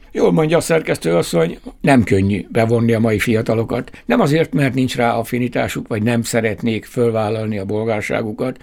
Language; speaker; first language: Hungarian; native; Hungarian